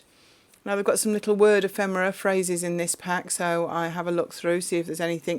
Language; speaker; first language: English; native; English